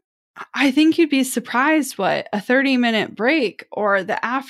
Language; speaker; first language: English; native; English